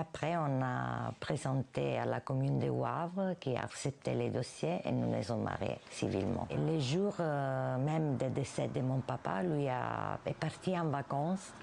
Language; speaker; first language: French; non-native, fluent; Italian